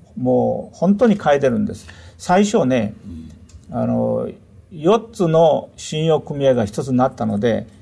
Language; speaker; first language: Japanese; non-native, fluent; Korean